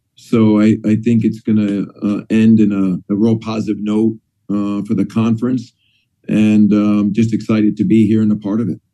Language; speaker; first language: English; native; English